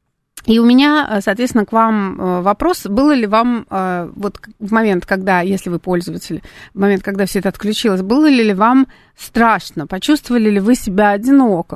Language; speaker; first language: Russian; native; Russian